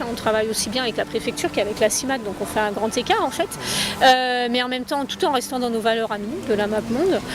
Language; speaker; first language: French; native; French